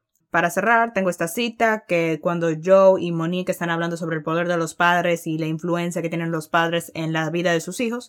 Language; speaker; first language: Spanish; early bilingual, heritage; Spanish